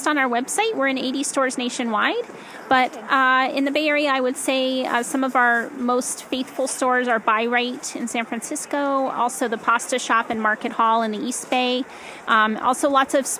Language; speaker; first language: English; native; English